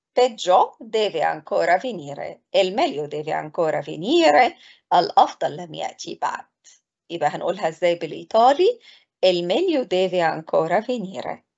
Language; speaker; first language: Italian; non-native, fluent; Arabic